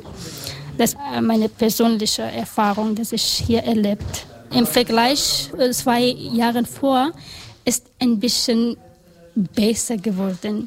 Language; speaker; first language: German; non-native, learner; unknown